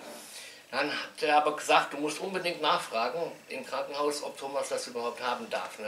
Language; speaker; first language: German; native; German